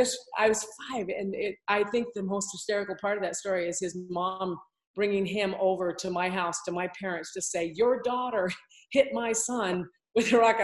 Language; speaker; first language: English; native; English